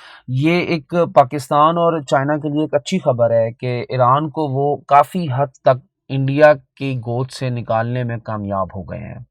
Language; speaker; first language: Urdu; native; Urdu